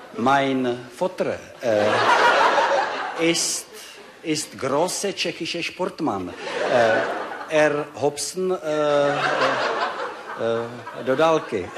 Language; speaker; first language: German; non-native, learner; Czech